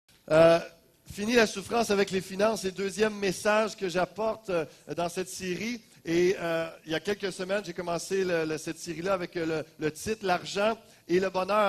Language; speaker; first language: French; native; French